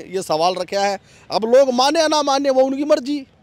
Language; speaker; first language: Hindi; native; Hindi